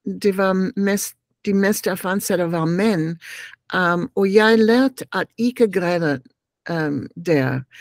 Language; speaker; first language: Danish; non-native, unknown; English